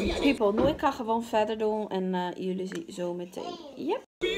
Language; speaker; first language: Dutch; early bilingual, other home language; Portuguese